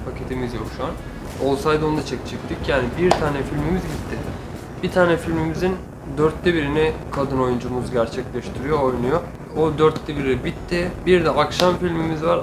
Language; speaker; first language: Turkish; native; Turkish